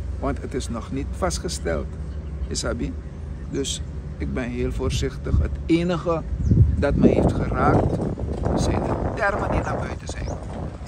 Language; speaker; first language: Dutch; native; Dutch